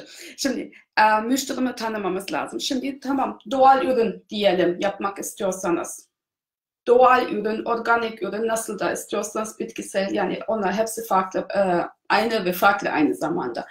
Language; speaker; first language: Turkish; non-native, fluent; German